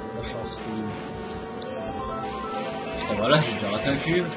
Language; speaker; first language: French; native; French